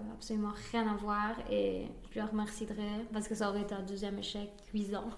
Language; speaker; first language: French; early bilingual, other home language; Spanish